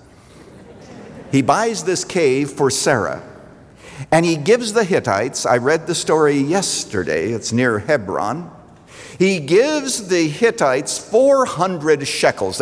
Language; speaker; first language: English; native; English